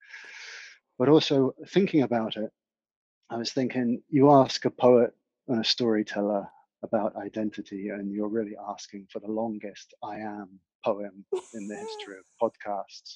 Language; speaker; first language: English; native; English